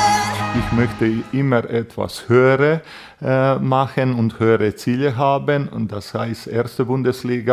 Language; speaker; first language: German; non-native, fluent; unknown